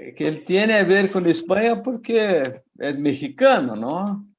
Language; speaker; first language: Spanish; non-native, fluent; Portuguese